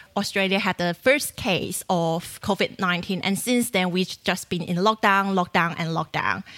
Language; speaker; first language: English; non-native, fluent; Chinese